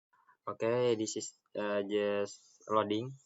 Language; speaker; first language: English; non-native, learner; Indonesian